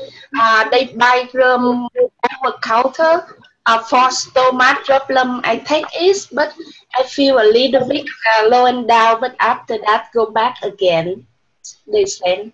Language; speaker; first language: English; non-native, learner; Vietnamese